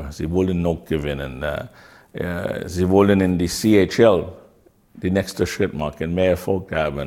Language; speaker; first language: German; non-native, learner; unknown